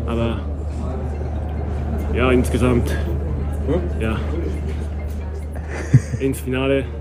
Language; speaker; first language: German; non-native, learner; Japanese